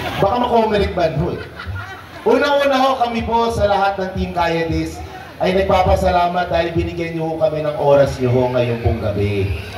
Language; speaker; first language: Filipino; native; Filipino